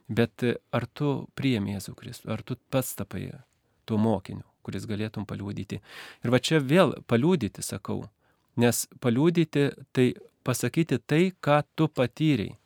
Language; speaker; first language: Lithuanian; native; Lithuanian